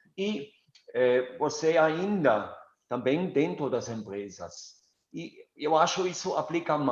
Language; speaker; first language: Portuguese; non-native, fluent; German